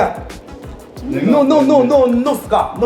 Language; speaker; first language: English; non-native, learner; Chinese